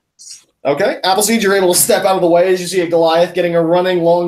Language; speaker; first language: English; native; English